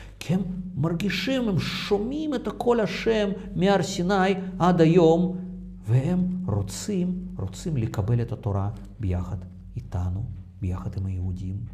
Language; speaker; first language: Hebrew; non-native, fluent; Russian